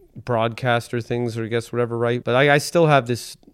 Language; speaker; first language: English; native; English